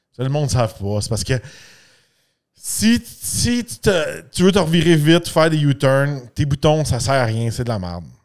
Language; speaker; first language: French; native; French